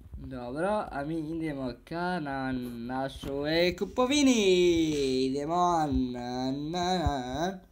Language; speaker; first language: Bosnian; early bilingual, heritage; Bosnian